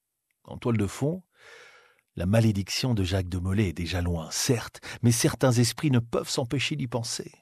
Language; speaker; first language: French; native; French